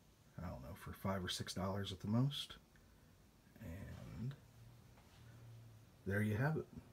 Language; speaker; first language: English; native; English